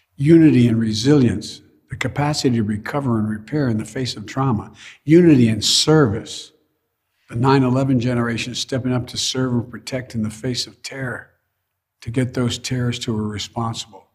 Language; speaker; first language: English; native; English